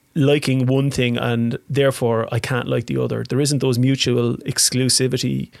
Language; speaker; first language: English; native; English